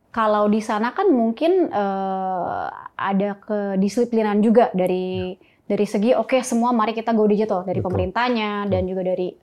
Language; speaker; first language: Indonesian; native; Indonesian